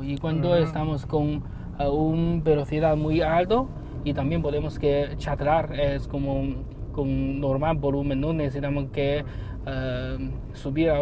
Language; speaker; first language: Spanish; non-native, learner; Chinese